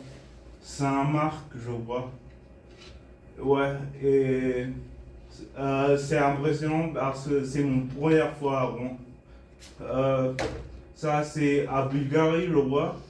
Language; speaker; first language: French; non-native, fluent; Bulgarian